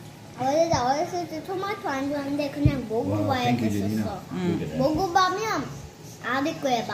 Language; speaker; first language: Korean; early bilingual, heritage; Korean